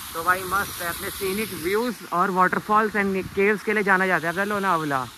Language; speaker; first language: Hindi; native; Hindi